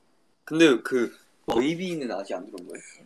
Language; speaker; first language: Korean; early bilingual, heritage; Korean